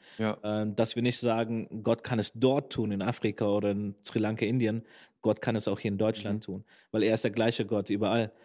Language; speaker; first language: German; native; German